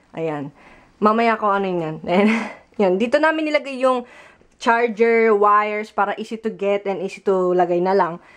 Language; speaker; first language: Filipino; native; Filipino